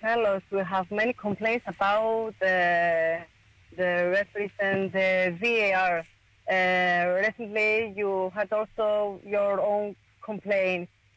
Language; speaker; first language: English; non-native, fluent; Greek